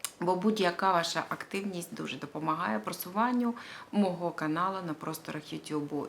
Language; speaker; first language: Ukrainian; non-native, local second language; Russian